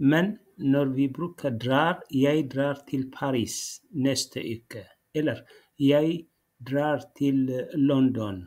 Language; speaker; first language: Norwegian; non-native, learner; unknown